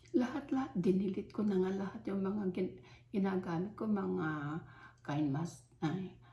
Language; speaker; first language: Filipino; non-native, local second language; Iloko